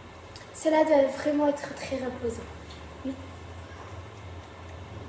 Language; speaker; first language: French; native; French